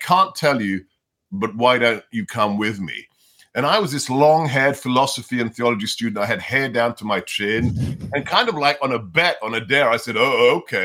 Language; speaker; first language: English; non-native, local second language; Hungarian